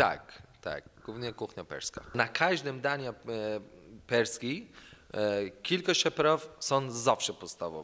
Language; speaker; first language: Polish; non-native, learner; Persian